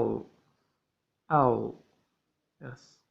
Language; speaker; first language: English; non-native, learner; Arabic